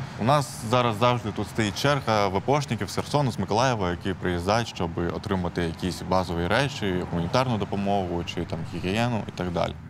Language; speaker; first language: Ukrainian; non-native, local second language; Armenian